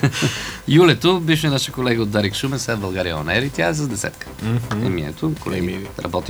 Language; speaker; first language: Bulgarian; native; Bulgarian